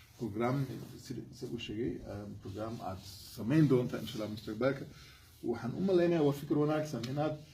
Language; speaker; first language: Somali; non-native, fluent; German